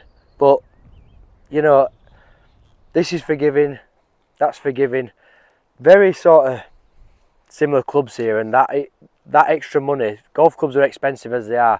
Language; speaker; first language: English; native; English